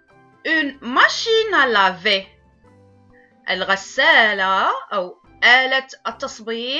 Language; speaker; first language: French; non-native, local second language; Arabic